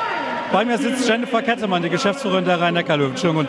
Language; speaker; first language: German; native; German